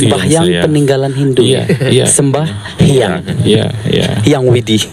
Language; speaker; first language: Indonesian; native; Indonesian